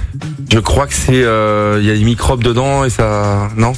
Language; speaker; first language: French; native; French